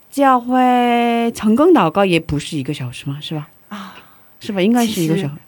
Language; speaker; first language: Chinese; native; Chinese